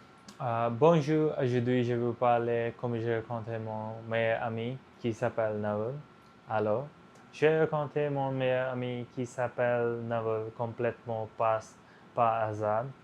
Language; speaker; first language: French; non-native, learner; Punjabi